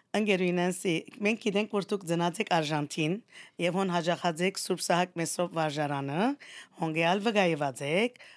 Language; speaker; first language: Armenian; early bilingual, heritage; Armenian